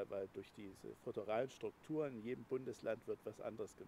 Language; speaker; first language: German; native; German